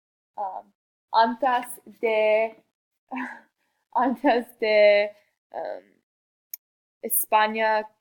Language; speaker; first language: Spanish; non-native, learner; English